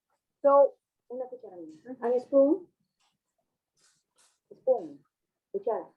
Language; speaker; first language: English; non-native, fluent; Spanish